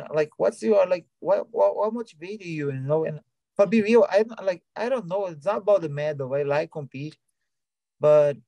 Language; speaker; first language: English; non-native, learner; Portuguese